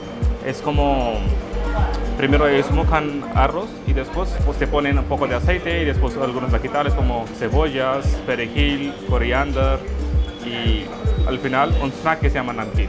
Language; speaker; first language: Spanish; non-native, fluent; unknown